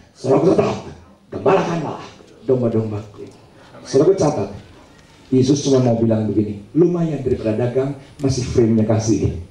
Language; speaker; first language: Indonesian; native; Indonesian